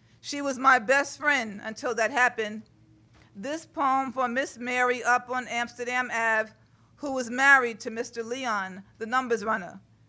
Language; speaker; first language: English; native; English